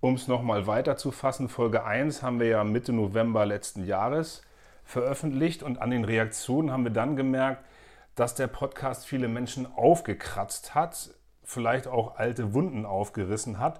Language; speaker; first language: German; native; German